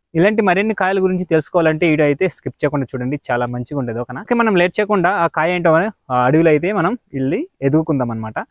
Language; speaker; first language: Telugu; non-native, local second language; Odia